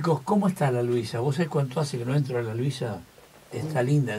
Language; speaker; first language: Spanish; native; Spanish